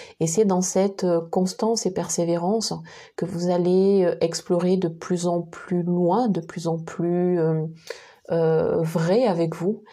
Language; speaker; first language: French; native; French